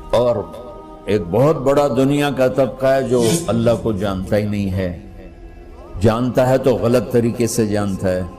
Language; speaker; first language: Urdu; native; Urdu